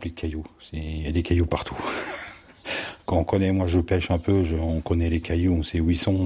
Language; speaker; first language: French; native; French